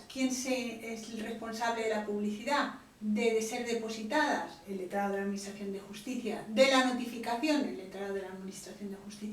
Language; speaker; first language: Spanish; native; Spanish